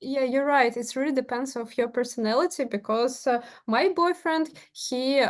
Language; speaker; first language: English; non-native, learner; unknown